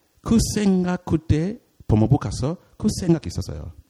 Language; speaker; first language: Korean; non-native, learner; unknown